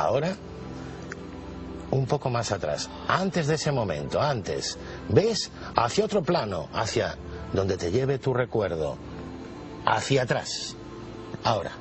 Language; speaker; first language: Spanish; native; Spanish